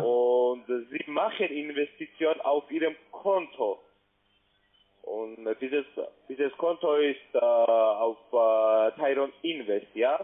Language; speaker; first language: German; non-native, learner; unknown